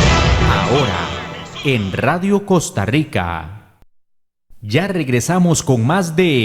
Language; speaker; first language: Spanish; native; Spanish